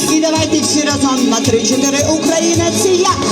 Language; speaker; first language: Ukrainian; native; Ukrainian